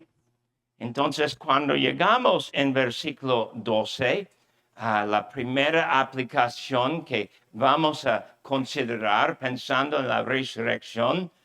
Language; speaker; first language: Spanish; non-native, fluent; English